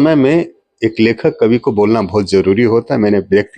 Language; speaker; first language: Hindi; native; Hindi